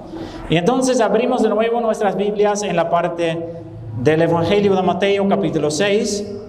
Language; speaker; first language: Spanish; non-native, fluent; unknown